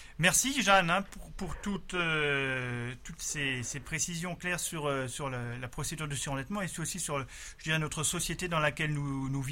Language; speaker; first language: French; native; French